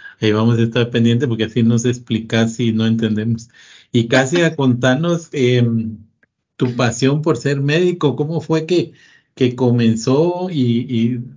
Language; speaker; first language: Spanish; native; Spanish